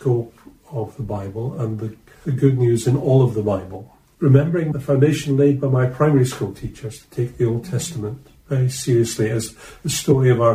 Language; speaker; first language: English; native; English